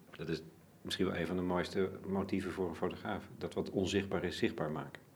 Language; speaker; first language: Dutch; native; Dutch